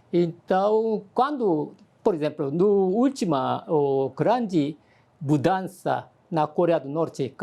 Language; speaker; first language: Portuguese; non-native, learner; Korean